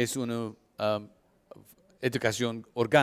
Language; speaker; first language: Spanish; non-native, learner; English